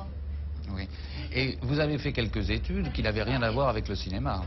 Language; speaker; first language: French; native; French